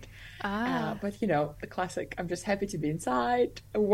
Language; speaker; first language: English; non-native, fluent; Russian